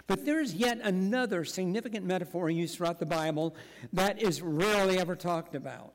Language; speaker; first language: English; native; English